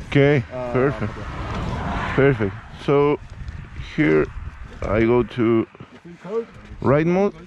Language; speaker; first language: English; non-native, learner; Spanish